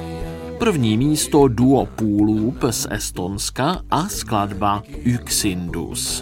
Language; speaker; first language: Czech; native; Czech